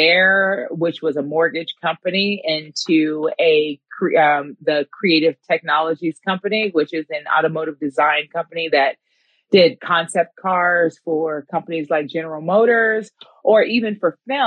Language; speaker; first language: English; native; English